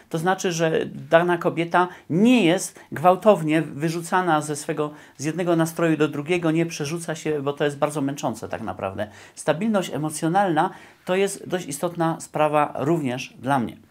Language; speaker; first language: Polish; native; Polish